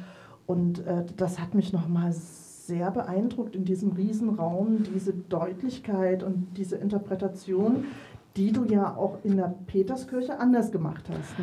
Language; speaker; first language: German; native; German